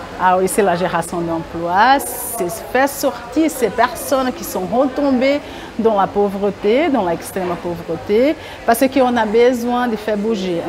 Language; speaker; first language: French; non-native, fluent; Portuguese